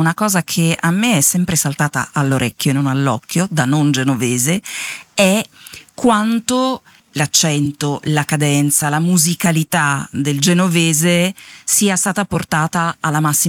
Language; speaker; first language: Italian; native; Italian